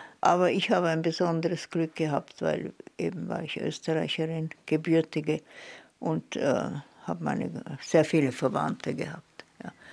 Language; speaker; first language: German; native; German